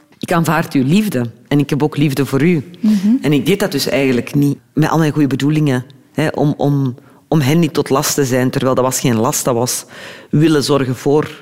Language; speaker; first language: Dutch; early bilingual, other home language; Turkish